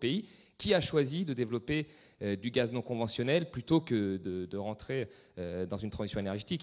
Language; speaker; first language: French; native; French